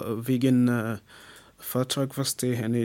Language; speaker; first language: German; non-native, learner; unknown